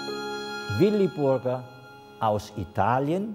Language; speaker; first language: German; non-native, fluent; Italian